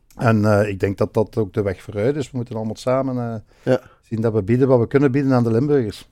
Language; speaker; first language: Dutch; native; Dutch